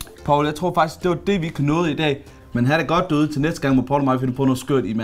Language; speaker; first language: Danish; native; Danish